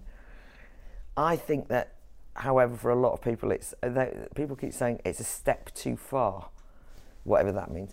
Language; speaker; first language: English; native; English